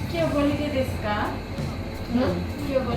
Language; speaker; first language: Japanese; non-native, learner; Nepali